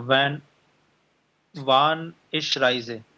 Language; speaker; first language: German; non-native, learner; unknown